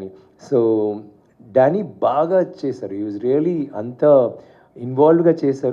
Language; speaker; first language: Telugu; non-native, learner; Tamil